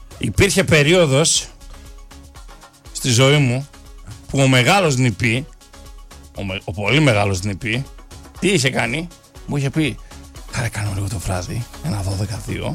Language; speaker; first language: Greek; native; Greek